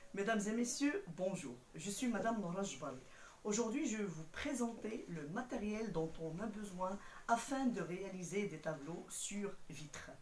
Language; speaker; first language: French; non-native, local second language; Arabic